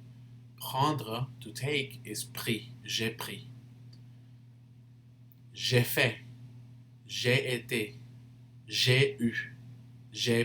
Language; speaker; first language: French; non-native, fluent; English